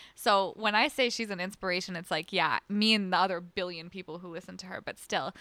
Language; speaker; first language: English; early bilingual, other home language; Arabic